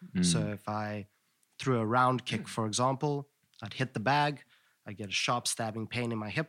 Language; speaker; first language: English; native; English